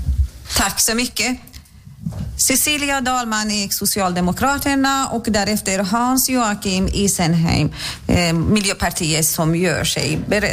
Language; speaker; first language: Swedish; native; Swedish